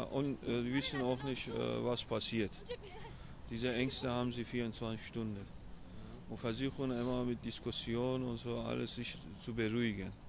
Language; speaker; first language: German; non-native, fluent; Persian